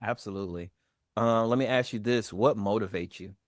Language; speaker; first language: English; native; English